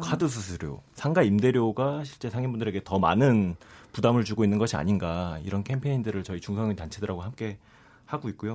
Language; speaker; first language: Korean; native; Korean